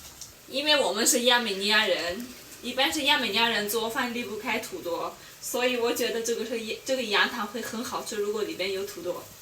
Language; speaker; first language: Chinese; non-native, fluent; Armenian